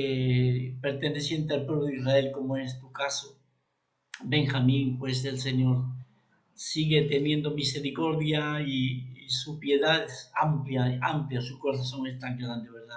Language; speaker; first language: Spanish; native; Spanish